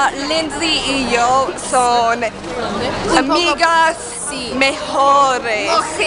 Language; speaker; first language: Spanish; non-native, learner; English